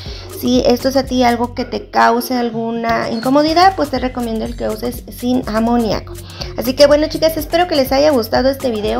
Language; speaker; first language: Spanish; native; Spanish